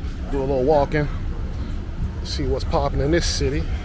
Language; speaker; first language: English; native; English